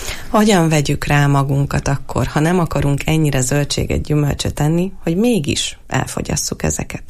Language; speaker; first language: Hungarian; native; Hungarian